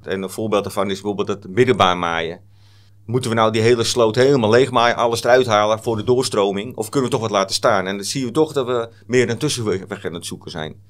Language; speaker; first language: Dutch; native; Dutch